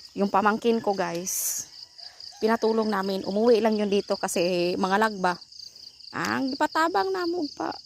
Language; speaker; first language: Filipino; non-native, local second language; Cebuano